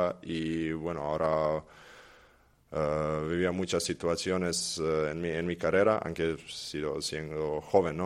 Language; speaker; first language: Spanish; non-native, fluent; Serbian